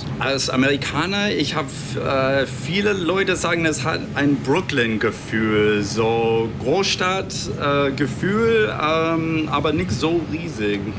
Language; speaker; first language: German; non-native, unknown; English